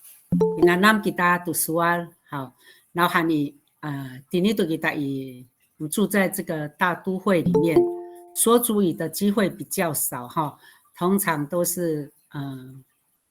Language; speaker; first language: Chinese; non-native, local second language; Amis